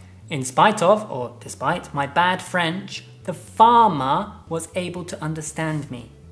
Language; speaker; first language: English; native; English